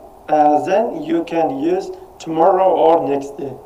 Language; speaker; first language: English; non-native, learner; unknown